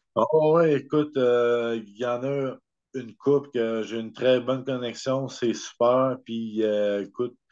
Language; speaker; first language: French; native; French